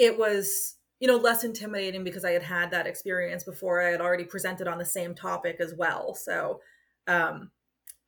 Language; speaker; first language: English; native; English